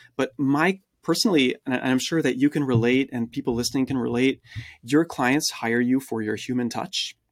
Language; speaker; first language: English; early bilingual, other home language; French